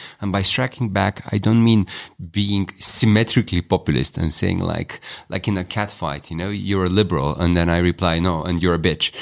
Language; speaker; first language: English; non-native, fluent; Romanian